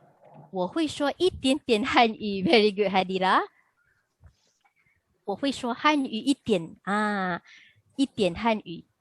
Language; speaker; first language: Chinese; non-native, fluent; Malay